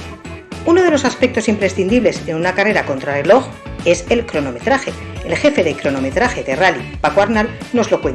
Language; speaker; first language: Spanish; native; Spanish